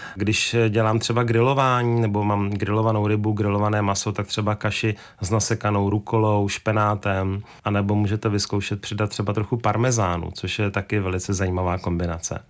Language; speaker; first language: Czech; native; Czech